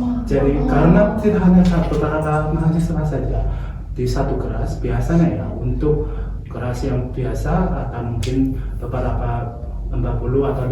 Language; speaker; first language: Indonesian; non-native, fluent; Chinese